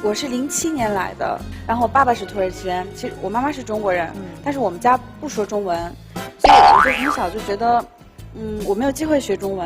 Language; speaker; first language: Chinese; early bilingual, other home language; Turkish